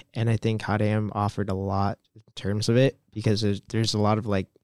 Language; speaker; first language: English; native; English